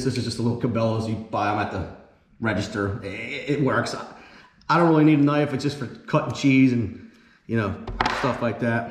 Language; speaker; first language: English; native; English